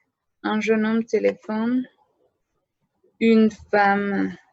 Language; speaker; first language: French; non-native, fluent; Spanish